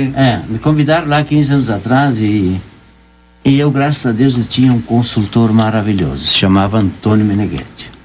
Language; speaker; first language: Portuguese; native; Portuguese